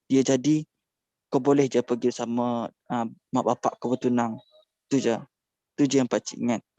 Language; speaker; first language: Malay; native; Malay